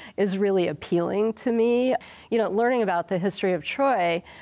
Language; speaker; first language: English; native; English